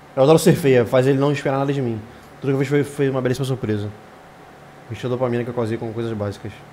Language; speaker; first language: Portuguese; native; Portuguese